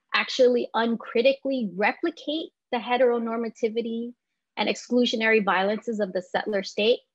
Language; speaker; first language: English; native; English